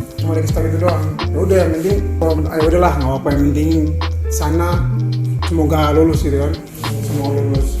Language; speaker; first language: Indonesian; native; Indonesian